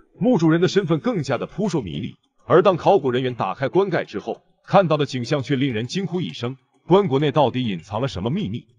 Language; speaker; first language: Chinese; native; Chinese